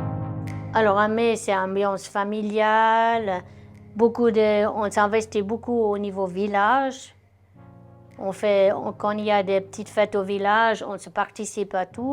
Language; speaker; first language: French; non-native, fluent; English